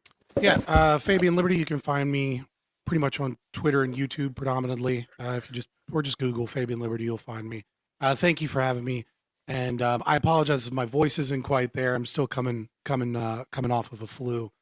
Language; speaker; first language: English; native; English